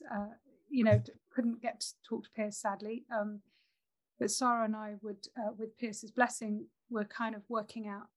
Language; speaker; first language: English; native; English